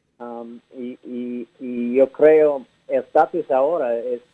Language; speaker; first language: Spanish; early bilingual, heritage; English